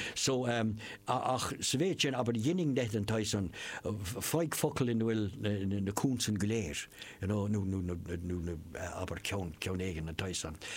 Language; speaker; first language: Irish; non-native, local second language; English